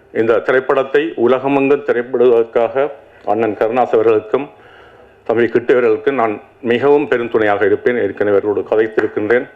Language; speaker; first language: Tamil; native; Tamil